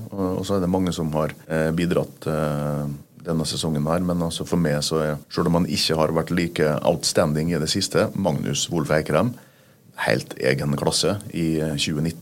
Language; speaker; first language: Norwegian; native; Norwegian